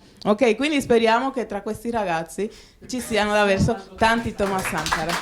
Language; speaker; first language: Italian; non-native, local second language; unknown